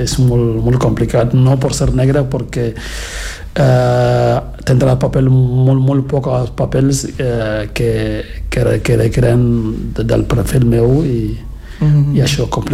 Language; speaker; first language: Catalan; non-native, learner; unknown